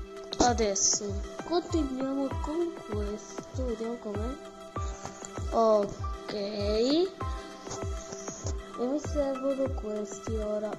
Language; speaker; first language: Italian; early bilingual, other home language; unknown